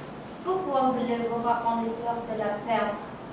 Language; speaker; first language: French; non-native, learner; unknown